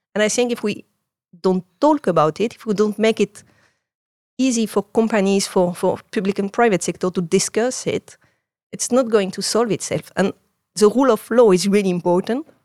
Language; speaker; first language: English; non-native, fluent; French